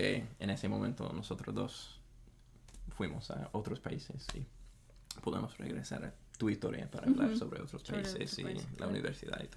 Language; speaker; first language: Spanish; non-native, fluent; English